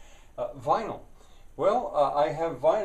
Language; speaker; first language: English; native; English